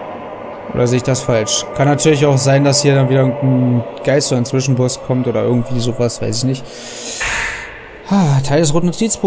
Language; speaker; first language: German; native; German